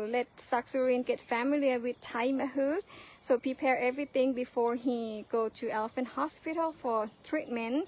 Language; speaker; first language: English; non-native, fluent; Thai